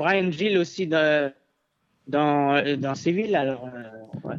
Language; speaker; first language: French; non-native, learner; Albanian